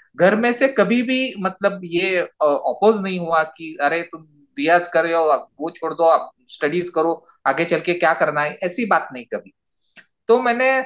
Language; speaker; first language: Hindi; non-native, local second language; Marathi